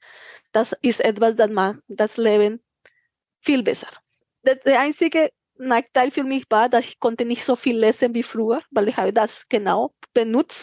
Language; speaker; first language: German; non-native, fluent; Spanish